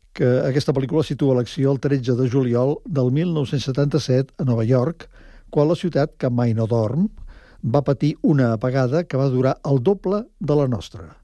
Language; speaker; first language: Catalan; native; Catalan